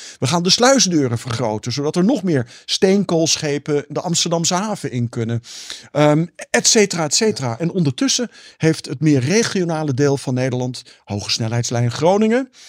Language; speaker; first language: Dutch; native; Dutch